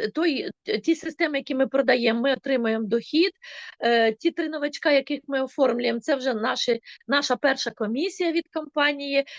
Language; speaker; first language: Ukrainian; non-native, local second language; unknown